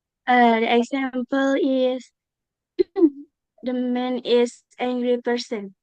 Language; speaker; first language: English; non-native, learner; Indonesian